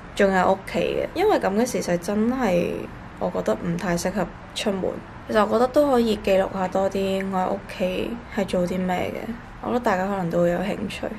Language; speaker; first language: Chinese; non-native, local second language; Cantonese